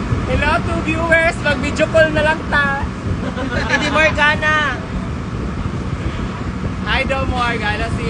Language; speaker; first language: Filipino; non-native, local second language; Cebuano